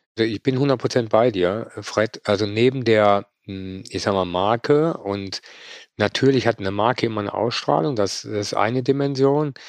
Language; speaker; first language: German; native; German